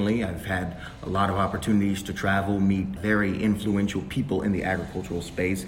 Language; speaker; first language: English; native; English